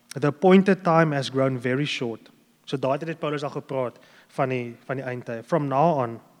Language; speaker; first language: English; non-native, local second language; Afrikaans